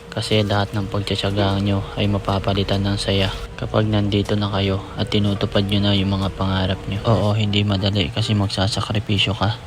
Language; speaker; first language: Filipino; native; Filipino